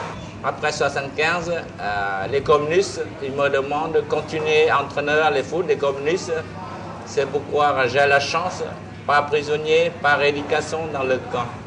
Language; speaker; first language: French; non-native, learner; Vietnamese